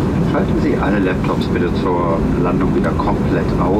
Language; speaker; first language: German; native; German